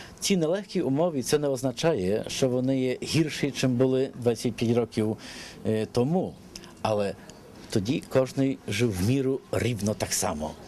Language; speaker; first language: Ukrainian; early bilingual, heritage; Ukrainian